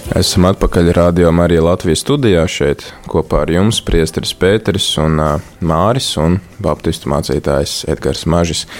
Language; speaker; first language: Latvian; native; Latvian